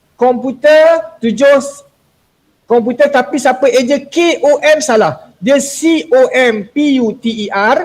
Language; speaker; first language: Malay; native; Malay